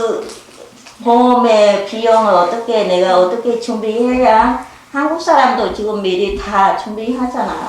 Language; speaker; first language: Korean; non-native, learner; Vietnamese